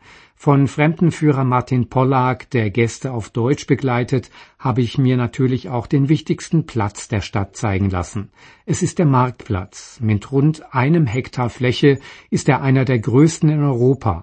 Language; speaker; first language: German; native; German